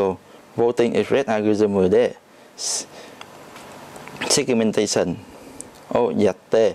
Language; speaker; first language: Japanese; non-native, learner; Chinese